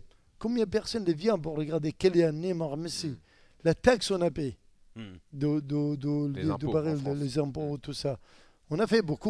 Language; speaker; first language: French; non-native, learner; Arabic